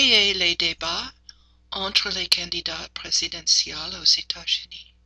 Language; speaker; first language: French; non-native, learner; English